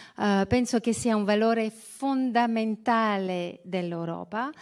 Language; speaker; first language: Italian; early bilingual, heritage; French